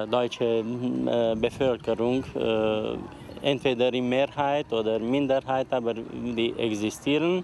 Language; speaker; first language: German; non-native, local second language; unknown